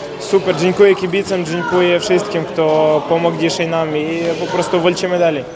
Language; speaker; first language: Polish; non-native, learner; Ukrainian